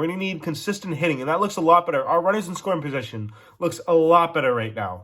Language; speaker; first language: English; native; English